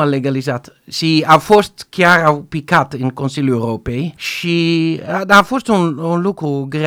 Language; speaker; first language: Romanian; non-native, fluent; Dutch